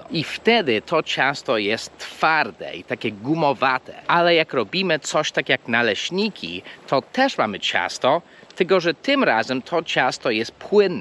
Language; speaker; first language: Polish; non-native, fluent; English